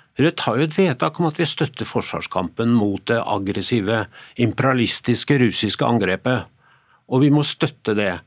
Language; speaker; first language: Norwegian; native; Norwegian